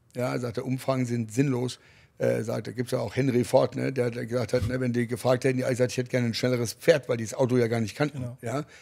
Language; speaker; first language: German; early bilingual, other home language; English